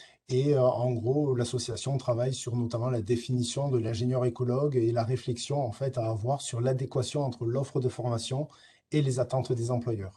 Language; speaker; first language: French; native; French